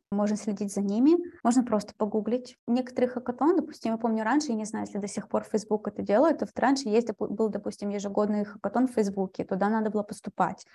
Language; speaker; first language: Russian; early bilingual, heritage; Russian